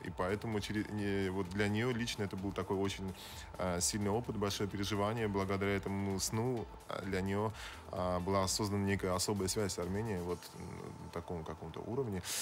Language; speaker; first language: Russian; native; Russian